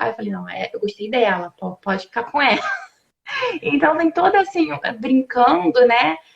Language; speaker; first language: Portuguese; native; Portuguese